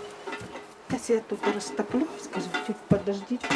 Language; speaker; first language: Russian; native; Russian